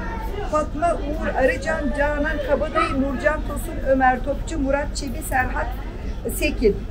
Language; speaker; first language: Turkish; native; Turkish